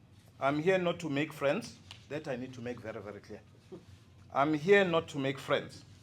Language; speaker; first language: English; non-native, local second language; Zulu